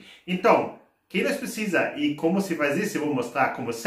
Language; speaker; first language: Portuguese; non-native, learner; German